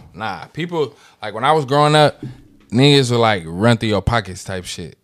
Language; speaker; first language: English; native; English